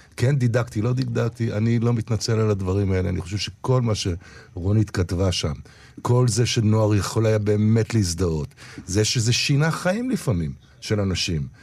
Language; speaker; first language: Hebrew; native; Hebrew